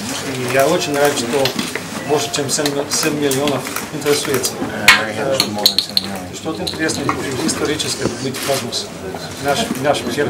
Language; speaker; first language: Russian; non-native, learner; English